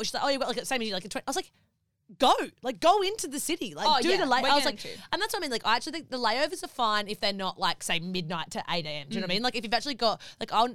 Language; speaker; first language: English; native; English